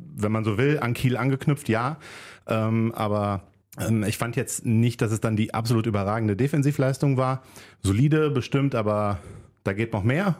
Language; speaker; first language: German; native; German